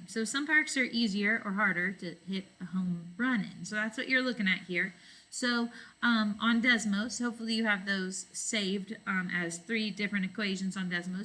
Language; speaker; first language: English; native; English